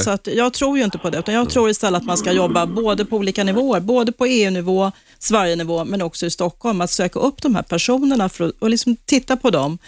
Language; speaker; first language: Swedish; native; Swedish